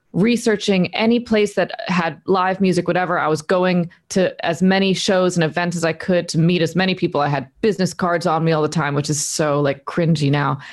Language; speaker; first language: English; native; English